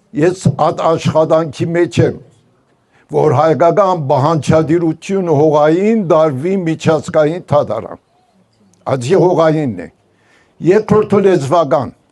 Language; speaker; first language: Armenian; non-native, local second language; Turkish